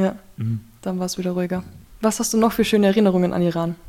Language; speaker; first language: German; native; German